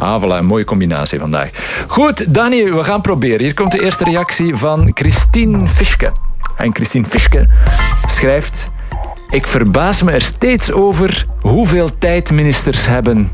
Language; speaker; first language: Dutch; native; Dutch